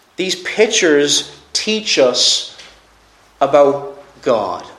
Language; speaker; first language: English; native; English